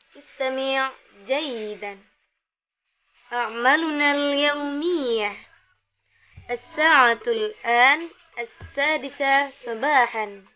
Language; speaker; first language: Arabic; non-native, learner; Indonesian